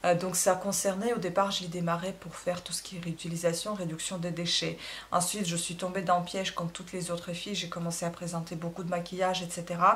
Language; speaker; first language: French; non-native, fluent; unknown